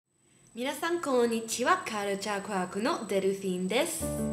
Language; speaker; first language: Japanese; non-native, fluent; English